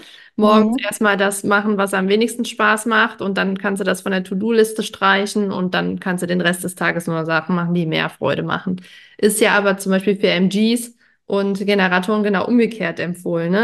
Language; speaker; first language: German; native; German